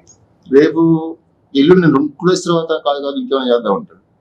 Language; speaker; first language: Telugu; native; Telugu